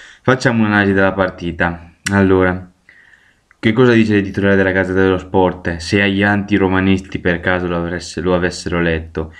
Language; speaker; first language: Italian; native; Italian